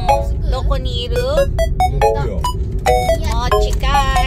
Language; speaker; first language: Japanese; non-native, learner; Filipino